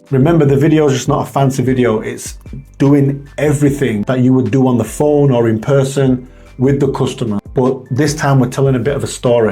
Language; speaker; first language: English; native; English